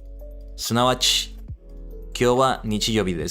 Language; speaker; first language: Japanese; non-native, learner; English